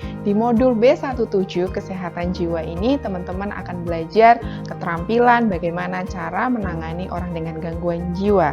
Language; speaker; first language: Indonesian; native; Indonesian